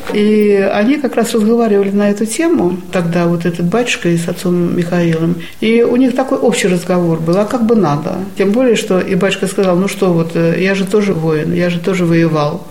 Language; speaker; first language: Russian; native; Russian